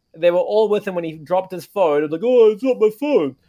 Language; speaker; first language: English; native; English